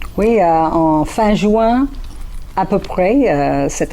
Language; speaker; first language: French; non-native, learner; English